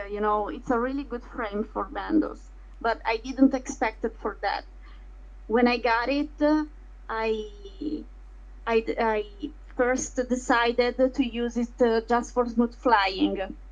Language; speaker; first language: English; non-native, fluent; Italian